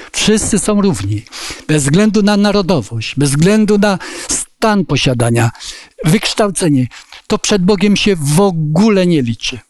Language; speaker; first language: Polish; native; Polish